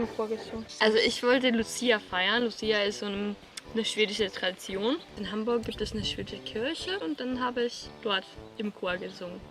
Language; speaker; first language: German; non-native, fluent; Swedish